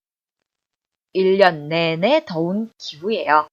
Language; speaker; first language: Korean; native; Korean